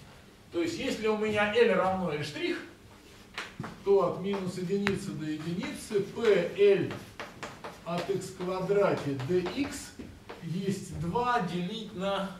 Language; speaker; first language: Russian; native; Russian